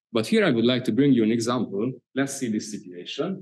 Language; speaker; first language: English; non-native, fluent; Hungarian